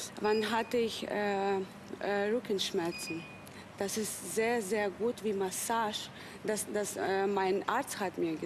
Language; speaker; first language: German; non-native, learner; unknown